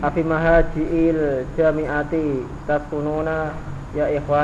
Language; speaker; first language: Arabic; non-native, learner; Indonesian